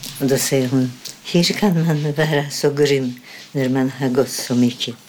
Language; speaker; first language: Swedish; non-native, fluent; Polish